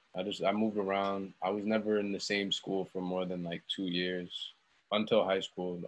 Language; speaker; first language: English; native; English